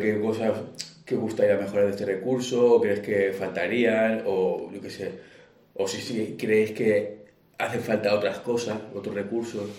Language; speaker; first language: Spanish; native; Spanish